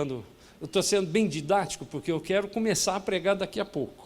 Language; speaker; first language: Portuguese; native; Portuguese